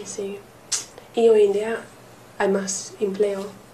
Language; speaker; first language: Spanish; non-native, learner; English